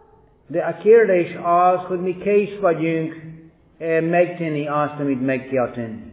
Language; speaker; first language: Hungarian; non-native, fluent; English